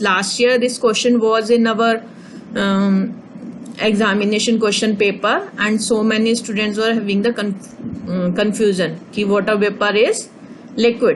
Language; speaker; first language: English; non-native, local second language; Hindi